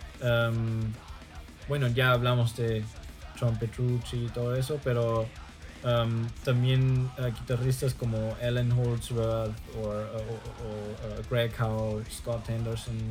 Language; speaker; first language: Spanish; early bilingual, heritage; German